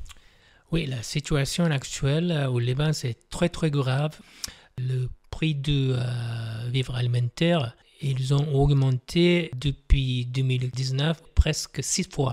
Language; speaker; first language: French; non-native, fluent; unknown